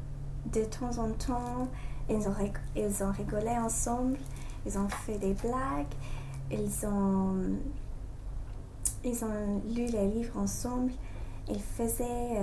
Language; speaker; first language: French; non-native, learner; English